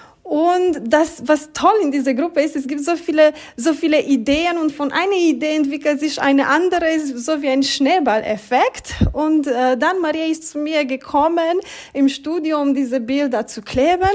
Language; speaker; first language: German; non-native, fluent; Romanian